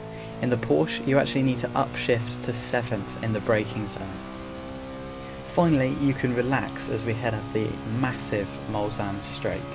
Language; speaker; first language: English; native; English